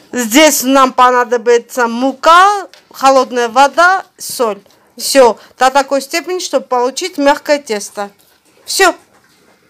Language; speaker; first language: Russian; non-native, fluent; Armenian